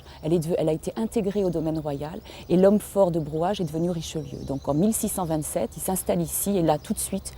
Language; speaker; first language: French; native; French